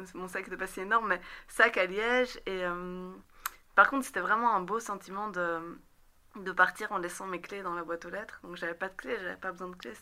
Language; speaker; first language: French; native; French